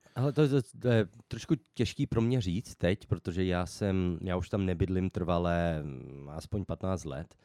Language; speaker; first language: Czech; early bilingual, heritage; Czech